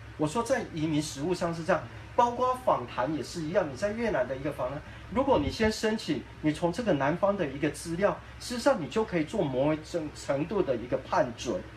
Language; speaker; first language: Chinese; native; Chinese